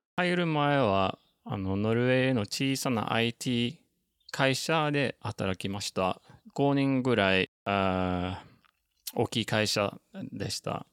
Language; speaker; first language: Japanese; non-native, fluent; Norwegian